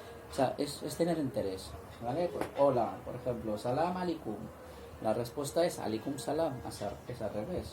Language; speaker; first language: Spanish; non-native, fluent; Arabic